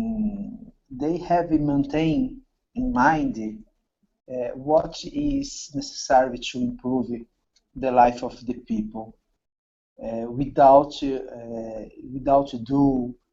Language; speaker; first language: English; non-native, learner; Portuguese